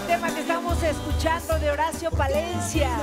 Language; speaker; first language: Spanish; native; Spanish